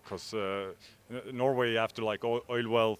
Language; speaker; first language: English; non-native, fluent; Norwegian